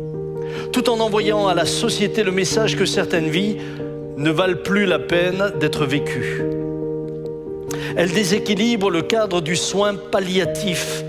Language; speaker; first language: French; native; French